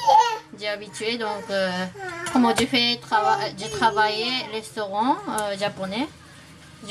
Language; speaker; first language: French; non-native, learner; Japanese